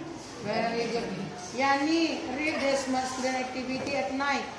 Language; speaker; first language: English; non-native, learner; Indonesian